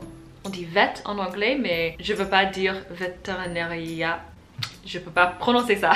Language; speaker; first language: French; non-native, fluent; English